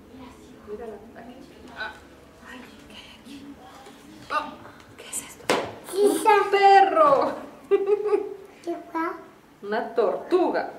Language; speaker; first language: Spanish; non-native, fluent; French